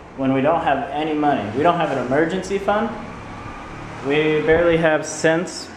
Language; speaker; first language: English; native; English